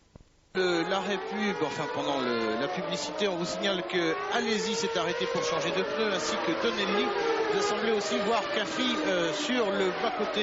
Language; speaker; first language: French; native; French